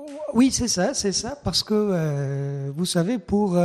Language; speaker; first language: French; non-native, fluent; Persian